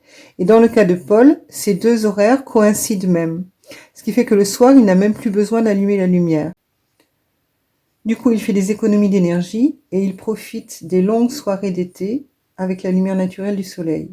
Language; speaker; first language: French; native; French